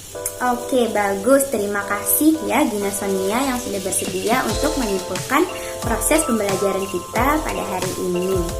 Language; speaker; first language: Indonesian; non-native, local second language; Banjar